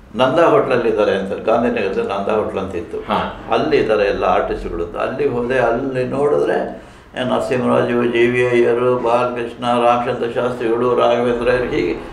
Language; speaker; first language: Kannada; native; Kannada